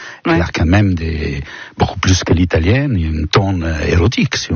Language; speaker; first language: French; non-native, fluent; Italian